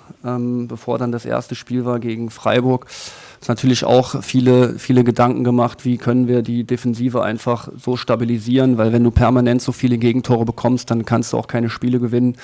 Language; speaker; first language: German; native; German